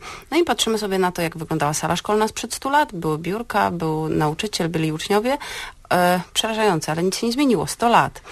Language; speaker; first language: Polish; native; Polish